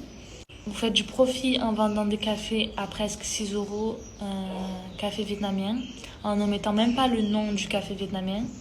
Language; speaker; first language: French; early bilingual, other home language; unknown